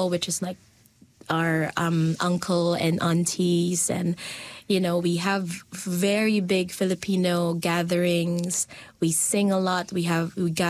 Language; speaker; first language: English; non-native, local second language; Filipino